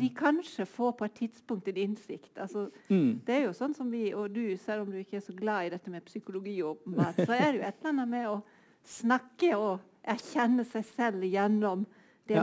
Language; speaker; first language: Norwegian; native; Norwegian